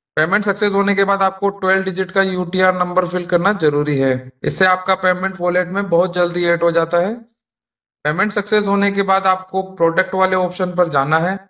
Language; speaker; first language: Hindi; native; Hindi